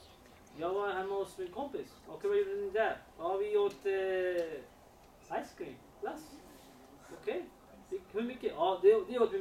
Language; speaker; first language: Swedish; non-native, learner; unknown